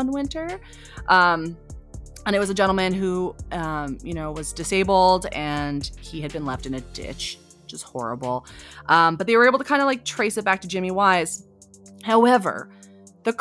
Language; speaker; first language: English; native; English